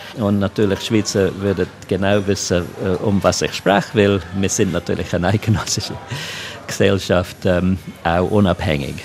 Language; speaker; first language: German; non-native, local second language; English